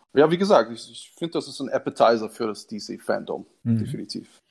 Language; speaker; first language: German; native; German